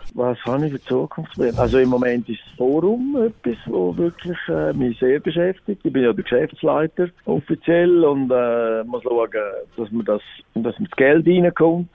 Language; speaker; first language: German; native; German